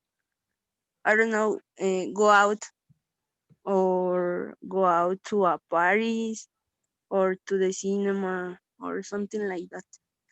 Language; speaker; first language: English; non-native, fluent; Spanish